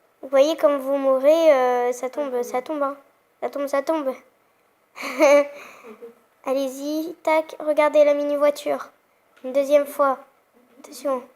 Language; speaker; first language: French; native; French